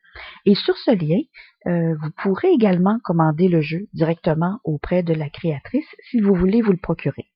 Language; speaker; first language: French; native; French